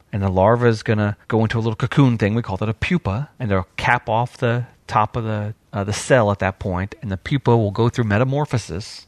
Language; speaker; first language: English; native; English